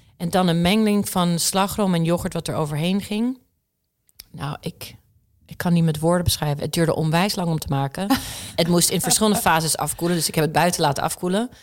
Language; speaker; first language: Dutch; early bilingual, other home language; Czech